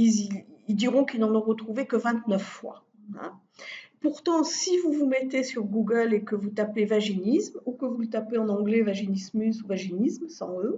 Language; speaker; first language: French; native; French